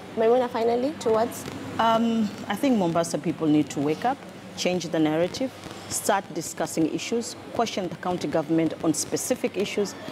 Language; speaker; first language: English; non-native, local second language; Swahili